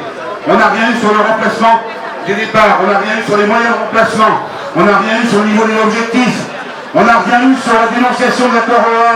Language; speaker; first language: French; native; French